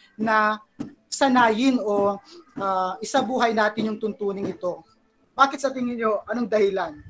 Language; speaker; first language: Filipino; non-native, local second language; Pampanga